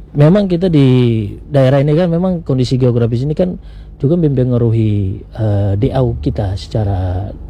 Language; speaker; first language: Indonesian; native; Indonesian